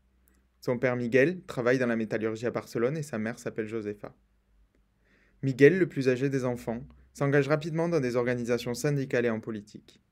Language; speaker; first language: French; native; French